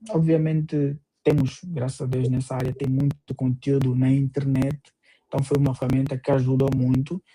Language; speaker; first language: Portuguese; native; Portuguese